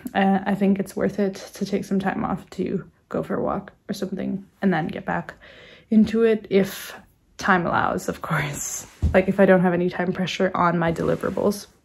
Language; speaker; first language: English; native; English